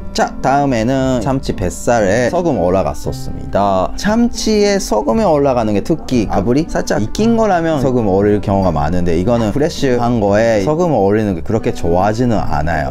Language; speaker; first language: Korean; non-native, fluent; Japanese